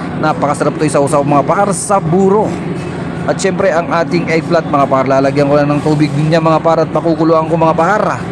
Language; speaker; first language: Filipino; native; Filipino